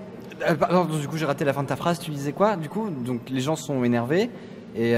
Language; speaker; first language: French; native; French